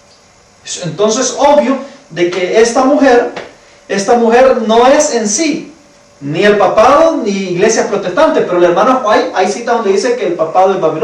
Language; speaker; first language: Spanish; native; Spanish